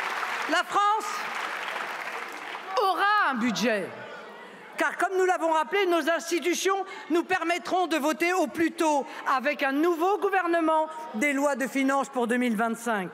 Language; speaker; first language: French; native; French